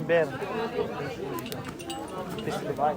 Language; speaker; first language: German; non-native, learner; Tigrinya